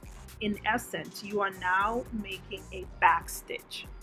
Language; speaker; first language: English; native; English